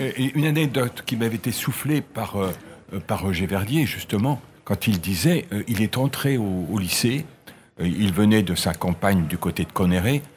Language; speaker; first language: French; native; French